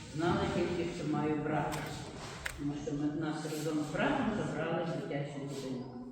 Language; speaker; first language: Ukrainian; native; Ukrainian